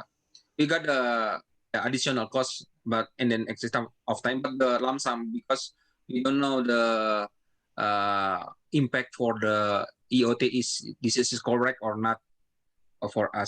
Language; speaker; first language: English; non-native, learner; Indonesian